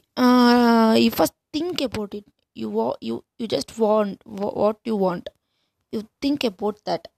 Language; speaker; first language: English; non-native, local second language; Tamil